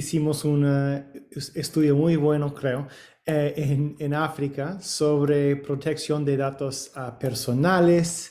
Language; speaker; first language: Spanish; non-native, learner; English